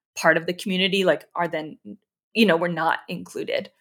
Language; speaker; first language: English; native; English